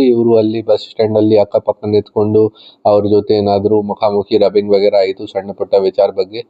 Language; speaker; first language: Kannada; non-native, fluent; Hindi